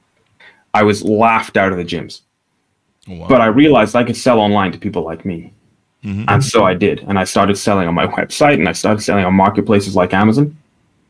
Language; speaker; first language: English; native; English